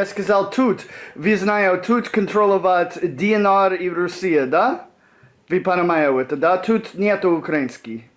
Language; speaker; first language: Russian; non-native, learner; English